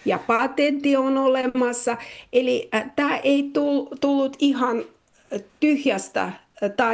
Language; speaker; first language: Finnish; non-native, fluent; Russian